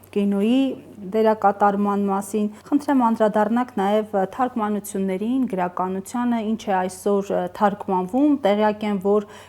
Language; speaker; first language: Armenian; native; Armenian